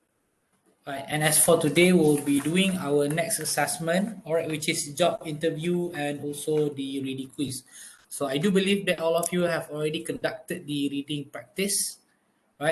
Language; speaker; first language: English; non-native, local second language; Malay